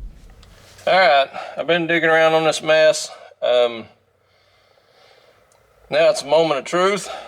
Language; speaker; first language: English; native; English